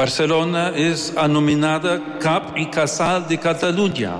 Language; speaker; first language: Catalan; non-native, fluent; English